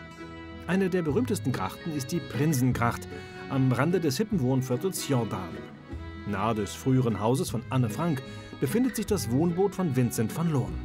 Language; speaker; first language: German; native; German